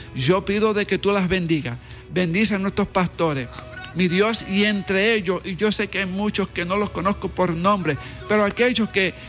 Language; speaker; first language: Spanish; early bilingual, heritage; Spanish